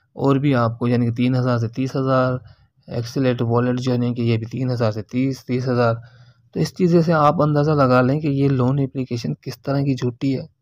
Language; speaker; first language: Urdu; native; Urdu